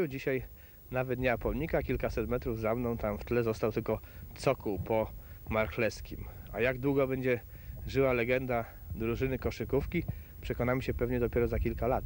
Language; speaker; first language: Polish; native; Polish